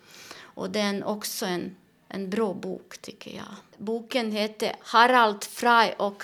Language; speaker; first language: Swedish; non-native, learner; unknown